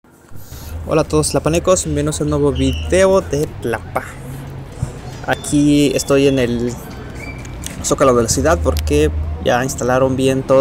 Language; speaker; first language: Spanish; native; Spanish